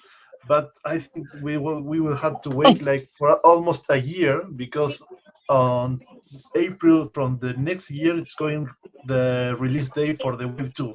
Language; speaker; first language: English; non-native, fluent; Spanish